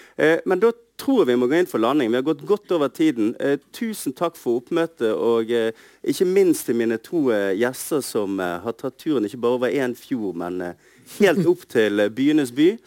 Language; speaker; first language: Norwegian; native; Norwegian